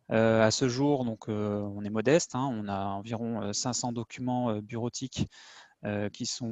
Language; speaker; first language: French; native; French